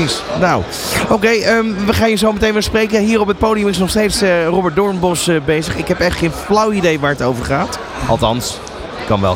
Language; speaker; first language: Dutch; native; Dutch